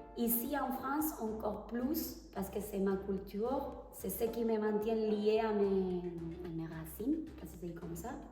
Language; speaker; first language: French; non-native, fluent; Spanish